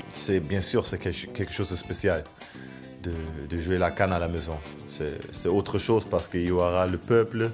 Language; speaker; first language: French; non-native, fluent; German